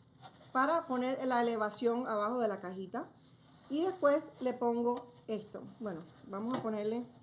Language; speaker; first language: Spanish; early bilingual, heritage; Spanish